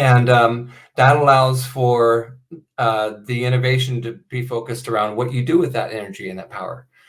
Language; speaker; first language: English; native; English